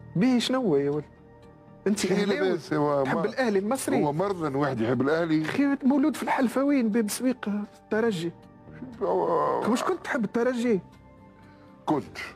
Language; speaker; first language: Arabic; native; Arabic